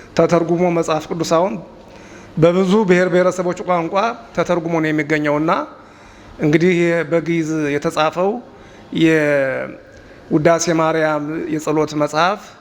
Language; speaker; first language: Amharic; non-native, local second language; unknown